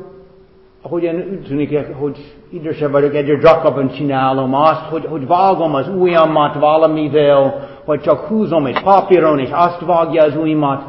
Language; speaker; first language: Hungarian; non-native, fluent; English